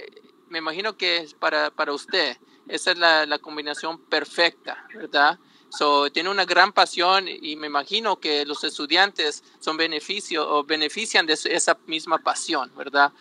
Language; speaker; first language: Spanish; early bilingual, heritage; Spanish